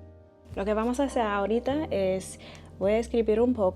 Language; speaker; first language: Spanish; non-native, fluent; English